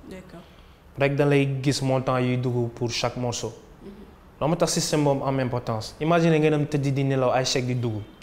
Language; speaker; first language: Wolof; native; Wolof